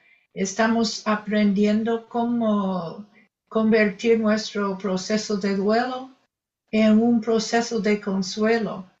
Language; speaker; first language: Spanish; non-native, fluent; English